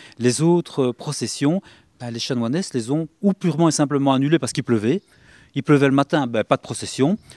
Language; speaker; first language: French; native; French